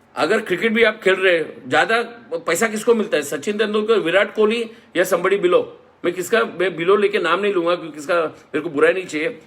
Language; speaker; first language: Hindi; non-native, local second language; Marathi